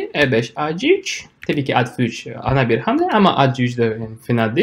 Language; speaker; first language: Turkish; non-native, fluent; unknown